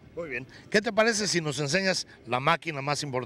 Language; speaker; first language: Spanish; native; Spanish